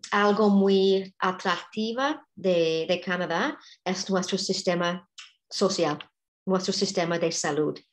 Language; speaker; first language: Spanish; non-native, fluent; English